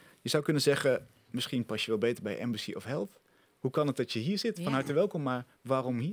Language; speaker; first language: Dutch; native; Dutch